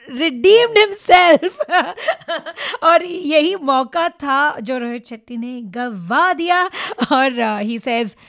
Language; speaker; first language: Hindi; non-native, local second language; Marathi